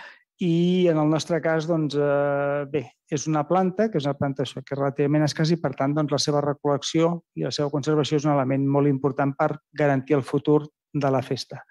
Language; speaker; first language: Catalan; native; Catalan